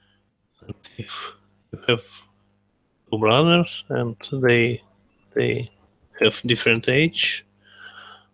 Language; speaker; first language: English; non-native, learner; Russian